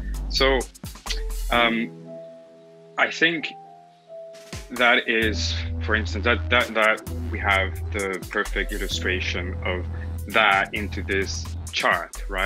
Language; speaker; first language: English; non-native, fluent; Spanish